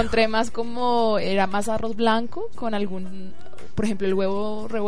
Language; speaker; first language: Spanish; native; Spanish